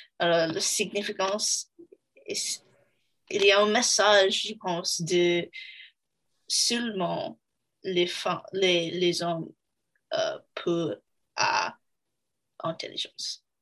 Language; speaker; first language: French; non-native, learner; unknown